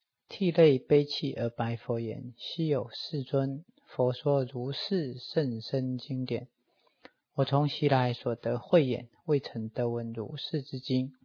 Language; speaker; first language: Chinese; native; Chinese